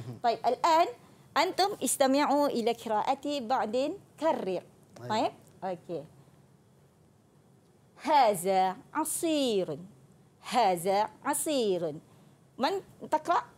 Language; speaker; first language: Arabic; non-native, fluent; Malay